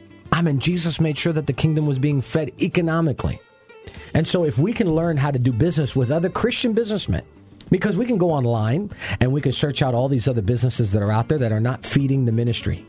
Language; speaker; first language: English; early bilingual, other home language; Spanish